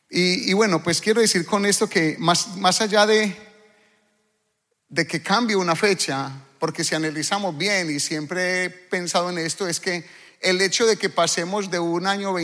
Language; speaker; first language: Spanish; native; Spanish